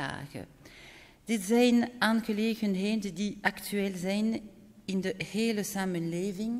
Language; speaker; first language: Dutch; non-native, local second language; French